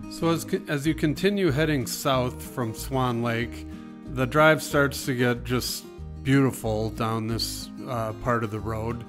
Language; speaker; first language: English; native; English